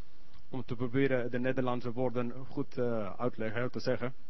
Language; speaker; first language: Dutch; non-native, learner; English